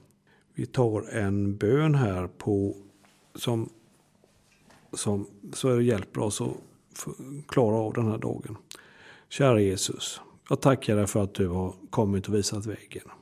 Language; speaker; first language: Swedish; native; Swedish